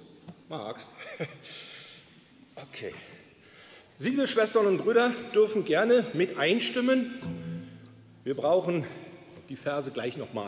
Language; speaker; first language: German; native; German